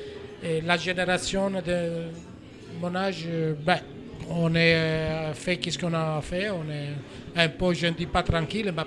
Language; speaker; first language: French; non-native, fluent; Italian